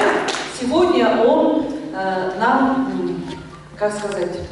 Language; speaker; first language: Russian; non-native, local second language; Tuvinian